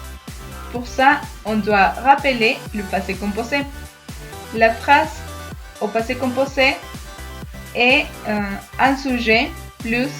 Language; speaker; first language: French; non-native, fluent; Spanish